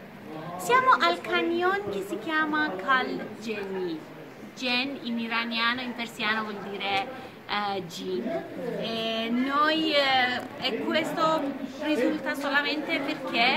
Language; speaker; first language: Italian; non-native, fluent; Persian